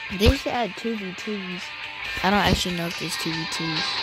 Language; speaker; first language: English; native; English